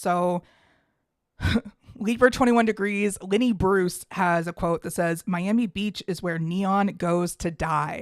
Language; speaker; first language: English; native; English